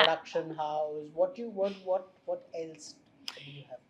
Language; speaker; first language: English; non-native, local second language; Hindi